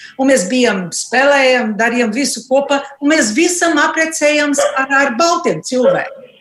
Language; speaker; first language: Latvian; non-native, learner; Portuguese